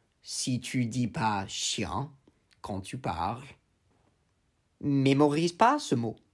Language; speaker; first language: French; non-native, fluent; English